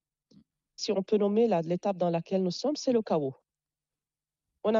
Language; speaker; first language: French; non-native, local second language; Arabic